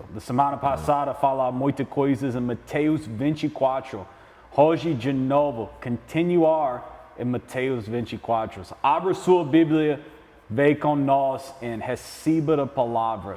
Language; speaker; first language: Portuguese; non-native, learner; English